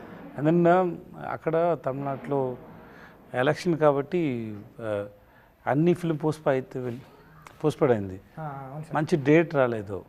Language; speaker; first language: Telugu; non-native, learner; Tamil